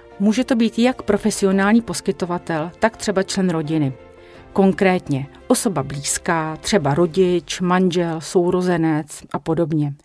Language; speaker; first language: Czech; native; Czech